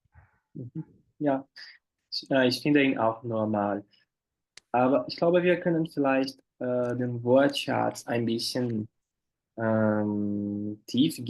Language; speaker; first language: German; non-native, fluent; Portuguese